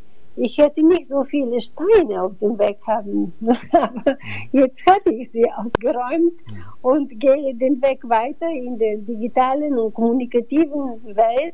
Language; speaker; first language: German; non-native, fluent; Bulgarian